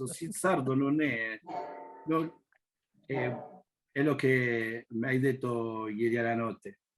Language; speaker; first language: Italian; non-native, learner; Spanish